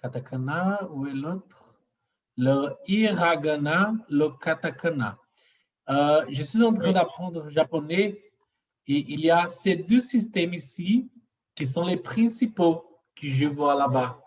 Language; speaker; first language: French; non-native, fluent; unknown